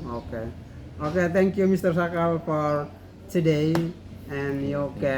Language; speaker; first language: English; non-native, learner; Indonesian